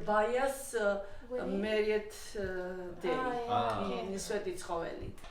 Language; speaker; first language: English; non-native, learner; Georgian